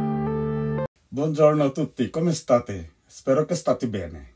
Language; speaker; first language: Italian; non-native, fluent; Bangla